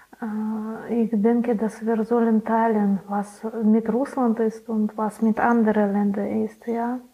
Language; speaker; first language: German; non-native, learner; Belarusian